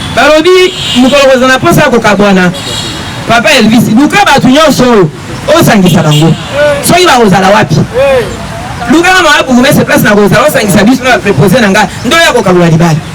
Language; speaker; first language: Lingala; native; Lingala